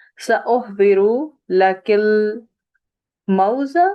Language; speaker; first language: Arabic; non-native, fluent; Urdu